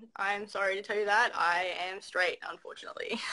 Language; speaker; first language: English; native; English